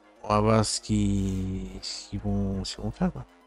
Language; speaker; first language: French; native; French